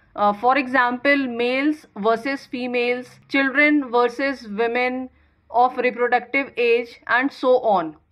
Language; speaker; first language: English; non-native, local second language; Hindi